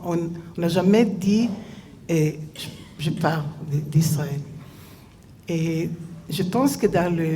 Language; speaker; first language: French; non-native, fluent; Hebrew